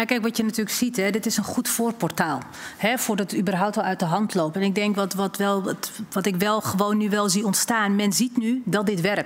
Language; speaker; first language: Dutch; native; Dutch